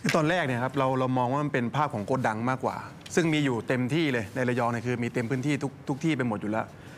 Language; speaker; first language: Thai; native; Thai